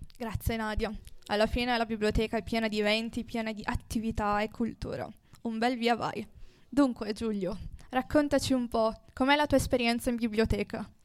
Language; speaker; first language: Italian; native; Italian